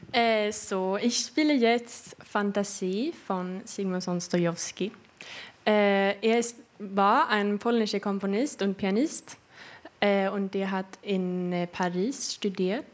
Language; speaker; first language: German; non-native, learner; Swedish